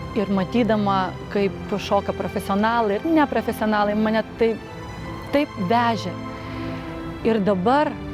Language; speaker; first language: Lithuanian; non-native, local second language; Polish